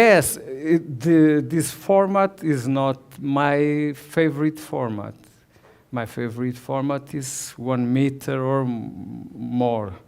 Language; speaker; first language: English; non-native, learner; Portuguese